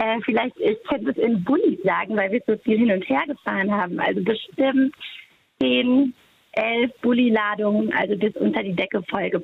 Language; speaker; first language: German; native; German